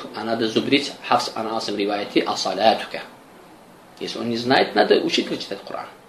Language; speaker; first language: Russian; non-native, local second language; Azerbaijani